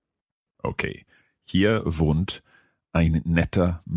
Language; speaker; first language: German; non-native, learner; English